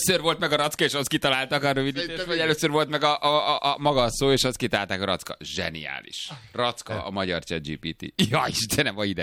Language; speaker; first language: Hungarian; native; Hungarian